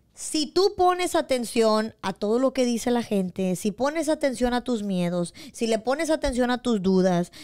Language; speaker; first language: Spanish; early bilingual, other home language; English